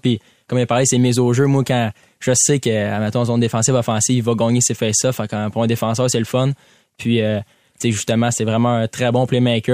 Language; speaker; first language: French; native; French